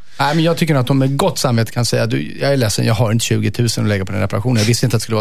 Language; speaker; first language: Swedish; native; Swedish